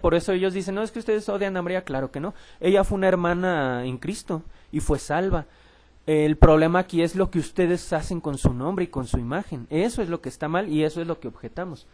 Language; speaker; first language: Spanish; native; Spanish